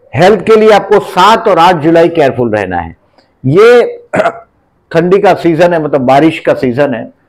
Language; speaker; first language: Hindi; native; Hindi